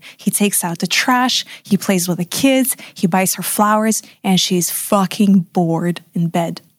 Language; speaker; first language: English; non-native, fluent; Russian